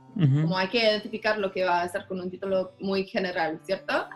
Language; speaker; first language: Spanish; non-native, learner; English